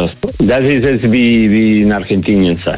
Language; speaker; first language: German; non-native, learner; Spanish